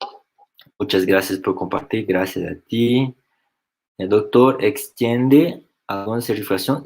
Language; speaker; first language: Spanish; non-native, fluent; Portuguese